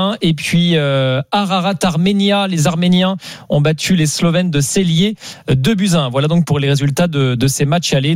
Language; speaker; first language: French; native; French